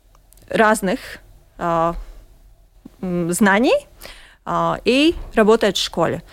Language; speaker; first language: Russian; non-native, local second language; Latvian